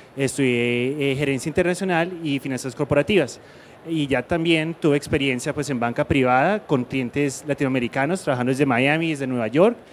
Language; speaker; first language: Spanish; early bilingual, heritage; Spanish